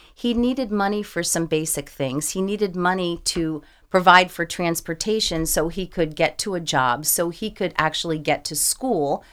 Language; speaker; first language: English; native; English